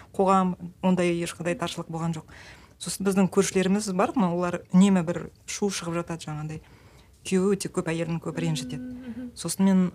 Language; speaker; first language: Kazakh; native; Kazakh